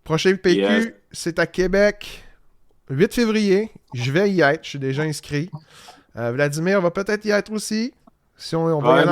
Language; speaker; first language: French; native; French